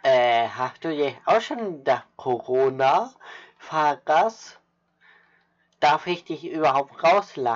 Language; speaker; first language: German; native; German